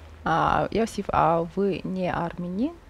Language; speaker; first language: Russian; non-native, local second language; Armenian